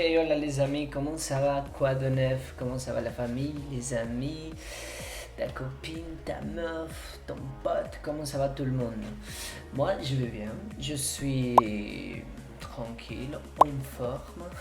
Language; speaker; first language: French; non-native, fluent; Spanish